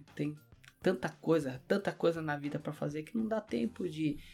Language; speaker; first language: Portuguese; native; Portuguese